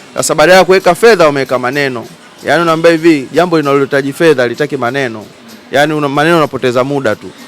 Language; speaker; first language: Swahili; native; Swahili